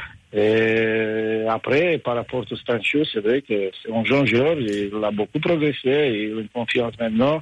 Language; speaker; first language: French; non-native, fluent; Romanian